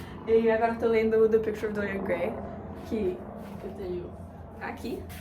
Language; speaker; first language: Portuguese; non-native, fluent; Spanish